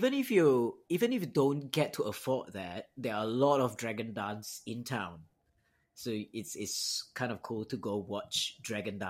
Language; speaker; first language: English; non-native, local second language; Cantonese